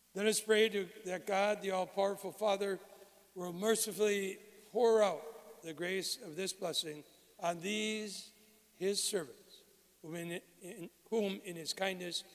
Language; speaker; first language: English; native; English